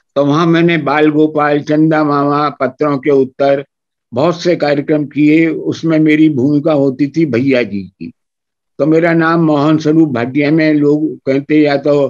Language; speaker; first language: Hindi; native; Hindi